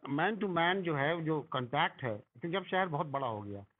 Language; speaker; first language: Hindi; native; Hindi